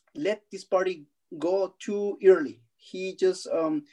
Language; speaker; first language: English; non-native, fluent; Spanish